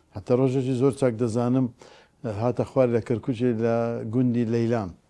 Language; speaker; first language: Central Kurdish; non-native, local second language; Turkish